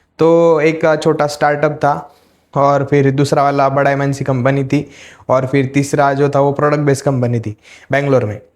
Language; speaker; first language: Hindi; non-native, local second language; Marathi